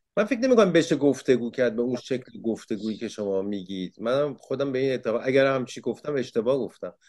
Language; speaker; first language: Persian; early bilingual, heritage; Persian